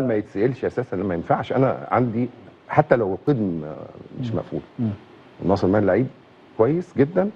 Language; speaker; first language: Arabic; native; Arabic